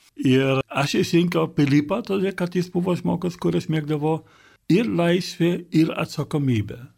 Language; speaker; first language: Lithuanian; non-native, fluent; German